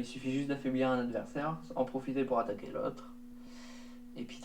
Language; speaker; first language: French; native; French